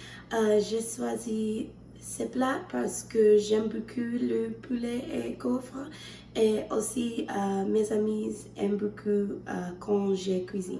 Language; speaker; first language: French; non-native, learner; English